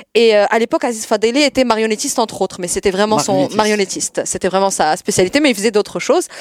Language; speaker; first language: French; non-native, local second language; Arabic